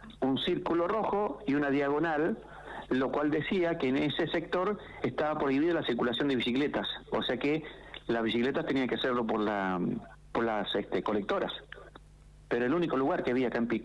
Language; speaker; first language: Spanish; native; Spanish